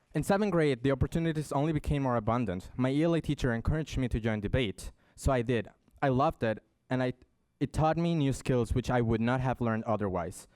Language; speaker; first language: English; early bilingual, other home language; Spanish